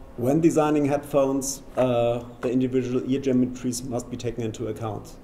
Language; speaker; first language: English; non-native, fluent; German